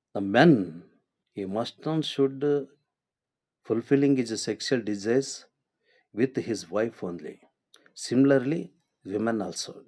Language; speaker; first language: English; non-native, local second language; Kannada